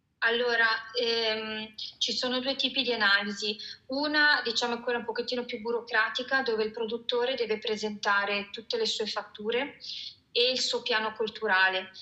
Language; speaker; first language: Italian; native; Italian